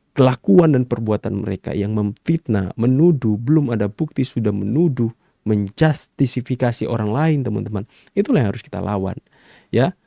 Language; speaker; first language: Indonesian; native; Indonesian